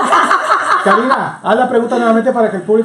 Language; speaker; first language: Spanish; native; Spanish